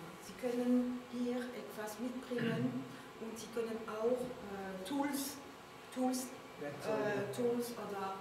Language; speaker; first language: German; non-native, learner; French